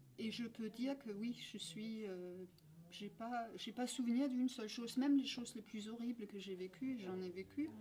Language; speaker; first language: French; non-native, fluent; Danish